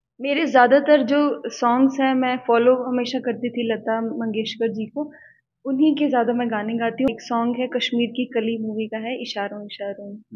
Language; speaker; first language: Hindi; non-native, local second language; Punjabi